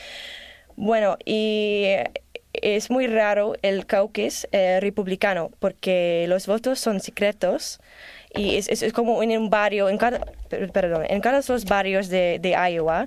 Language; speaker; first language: Spanish; non-native, learner; English